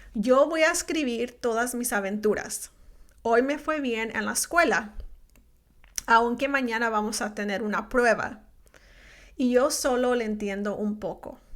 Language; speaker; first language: Spanish; early bilingual, heritage; Spanish